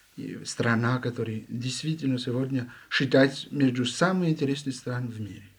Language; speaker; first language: Russian; non-native, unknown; French